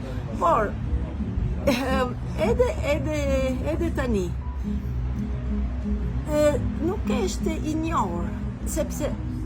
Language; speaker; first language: Albanian; non-native, learner; Italian